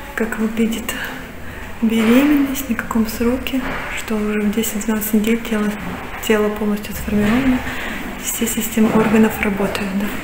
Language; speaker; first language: Russian; native; Russian